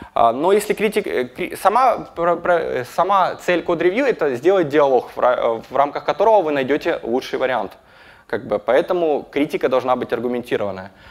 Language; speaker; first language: Russian; native; Russian